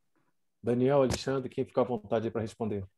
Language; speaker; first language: Portuguese; native; Portuguese